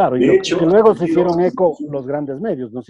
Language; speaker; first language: Spanish; native; Spanish